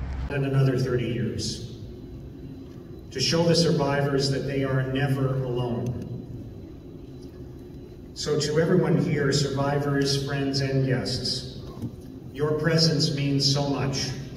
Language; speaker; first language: English; native; English